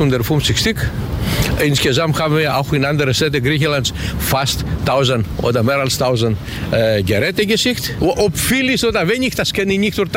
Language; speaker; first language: German; non-native, learner; Greek